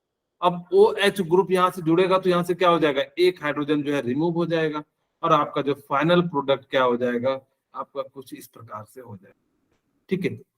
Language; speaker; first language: Hindi; native; Hindi